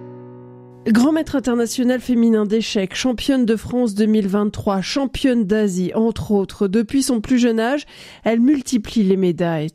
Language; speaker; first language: French; native; French